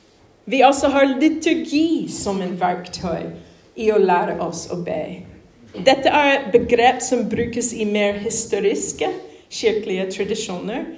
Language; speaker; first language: Norwegian; non-native, fluent; English